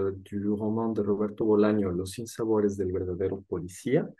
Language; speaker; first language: French; non-native, fluent; Spanish